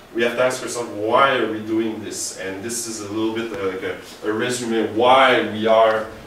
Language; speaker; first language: English; native; English